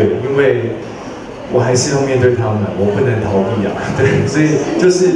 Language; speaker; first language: Chinese; native; Chinese